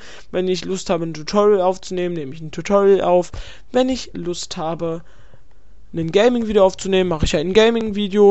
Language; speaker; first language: German; native; German